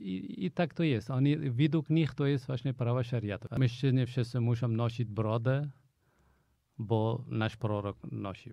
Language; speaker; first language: Polish; non-native, fluent; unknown